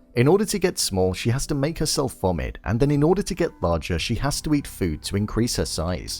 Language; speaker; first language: English; native; English